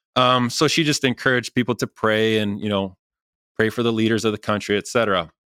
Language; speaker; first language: English; native; English